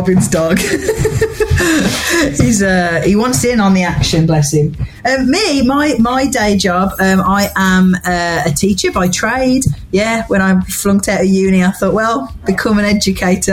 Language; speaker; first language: English; native; English